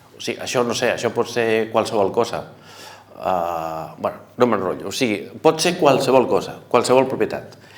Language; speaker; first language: Catalan; non-native, local second language; Spanish